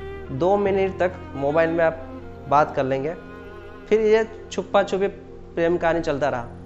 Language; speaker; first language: Hindi; non-native, local second language; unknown